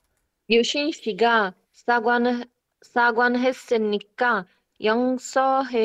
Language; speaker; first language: Korean; non-native, learner; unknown